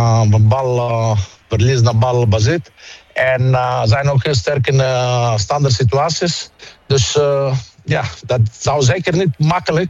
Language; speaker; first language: Dutch; non-native, fluent; Greek